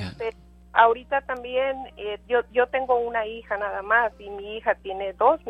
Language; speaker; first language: Spanish; early bilingual, heritage; Spanish